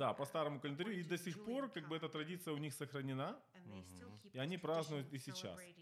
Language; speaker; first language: Russian; native; Russian